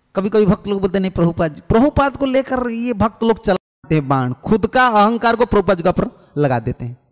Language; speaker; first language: Hindi; non-native, local second language; Odia